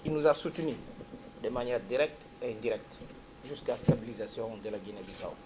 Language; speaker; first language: French; non-native, fluent; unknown